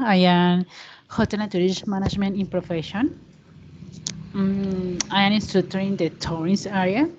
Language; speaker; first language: English; non-native, learner; Spanish